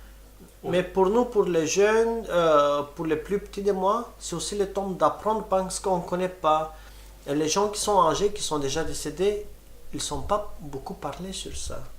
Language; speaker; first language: French; non-native, fluent; Romany